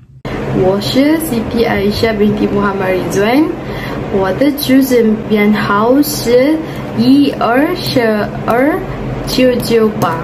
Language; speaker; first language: Chinese; non-native, learner; Malay